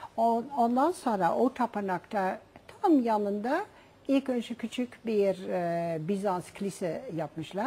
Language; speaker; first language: Turkish; non-native, fluent; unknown